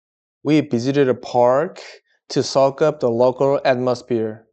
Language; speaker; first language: English; non-native, learner; Korean